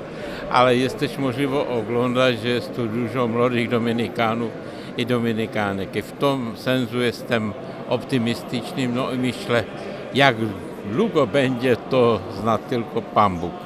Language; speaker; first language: Polish; non-native, learner; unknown